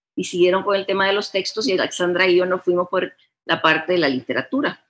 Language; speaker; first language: Spanish; early bilingual, heritage; Spanish